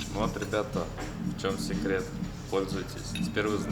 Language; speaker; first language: Russian; native; Russian